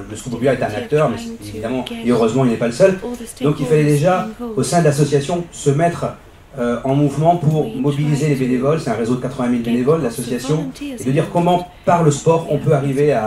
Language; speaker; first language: French; native; French